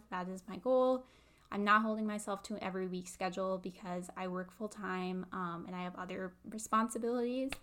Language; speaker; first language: English; native; English